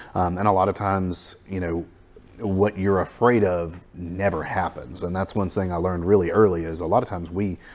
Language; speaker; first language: English; native; English